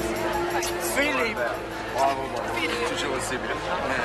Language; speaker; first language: French; non-native, fluent; Hebrew